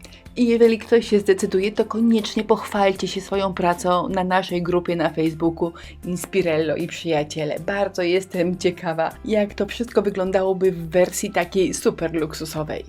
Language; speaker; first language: Polish; native; Polish